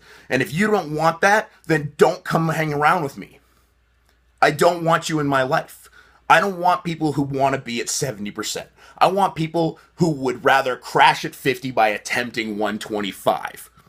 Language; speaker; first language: English; native; English